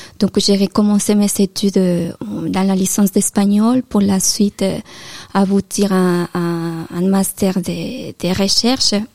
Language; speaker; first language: French; non-native, fluent; Spanish